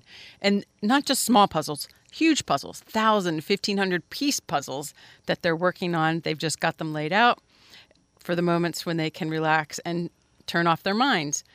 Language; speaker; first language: English; native; English